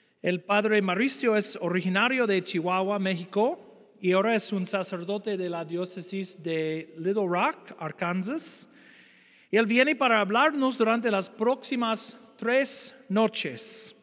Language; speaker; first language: Spanish; non-native, fluent; English